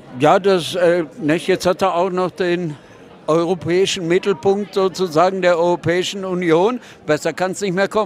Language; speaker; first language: German; native; German